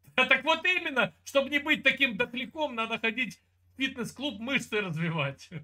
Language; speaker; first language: Russian; native; Russian